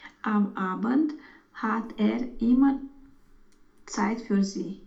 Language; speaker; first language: German; non-native, learner; Romanian